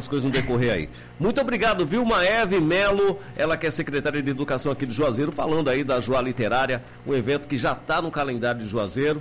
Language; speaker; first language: Portuguese; native; Portuguese